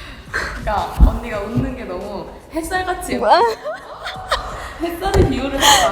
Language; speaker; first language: Korean; native; Korean